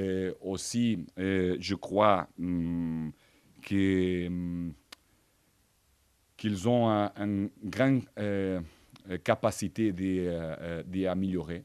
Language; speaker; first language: French; non-native, fluent; Portuguese